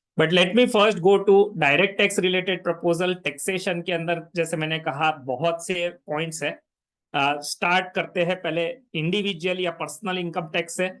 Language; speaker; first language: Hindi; non-native, local second language; Gujarati